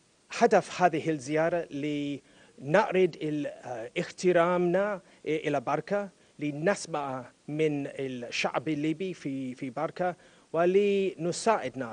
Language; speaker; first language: Arabic; non-native, learner; English